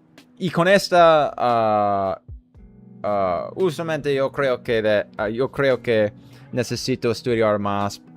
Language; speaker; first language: Spanish; non-native, learner; English